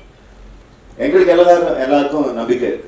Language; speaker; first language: Tamil; non-native, fluent; Telugu